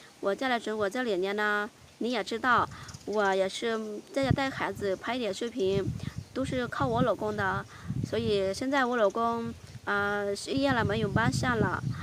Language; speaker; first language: Chinese; non-native, fluent; Lao